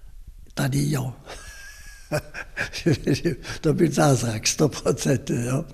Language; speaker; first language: Czech; non-native, local second language; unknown